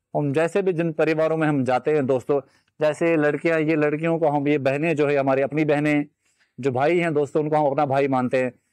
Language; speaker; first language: Hindi; native; Hindi